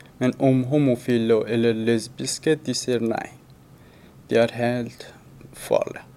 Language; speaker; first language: Norwegian; non-native, learner; Persian